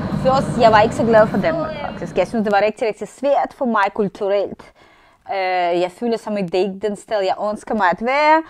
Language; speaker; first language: Danish; non-native, fluent; Russian